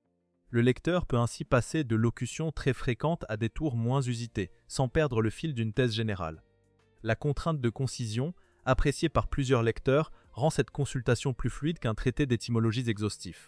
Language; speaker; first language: French; native; French